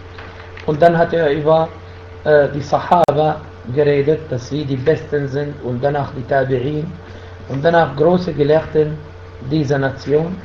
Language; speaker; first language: German; non-native, fluent; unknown